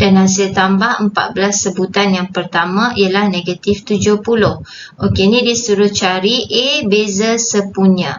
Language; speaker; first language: Malay; native; Malay